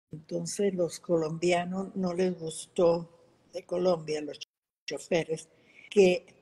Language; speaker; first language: Spanish; early bilingual, other home language; Yiddish